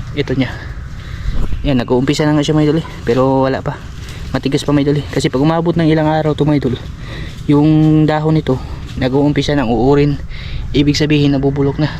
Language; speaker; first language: Filipino; non-native, local second language; Cebuano